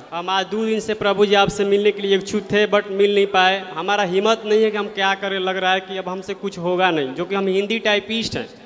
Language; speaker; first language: Hindi; native; Hindi